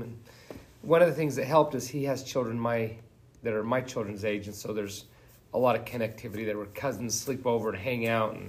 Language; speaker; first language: English; native; English